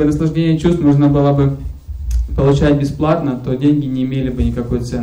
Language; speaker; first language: Russian; native; Russian